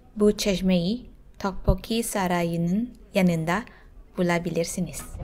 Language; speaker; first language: Turkish; non-native, learner; Thai